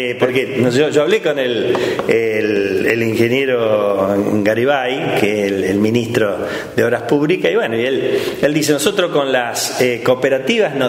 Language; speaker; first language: Spanish; native; Spanish